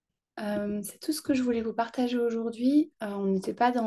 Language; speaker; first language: French; native; French